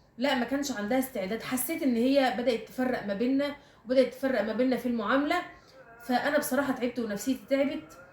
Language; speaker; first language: Egyptian Arabic; native; Egyptian Arabic